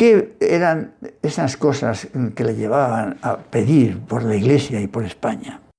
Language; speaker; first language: Spanish; native; Spanish